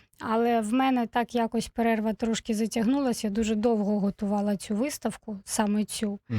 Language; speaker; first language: Ukrainian; non-native, local second language; Russian